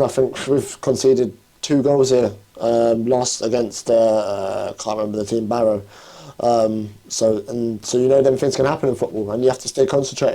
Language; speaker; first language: English; native; English